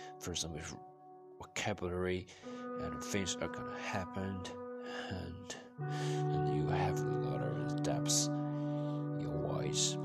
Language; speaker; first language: English; non-native, learner; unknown